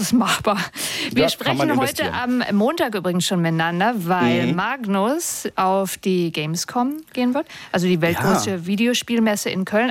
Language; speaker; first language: German; native; German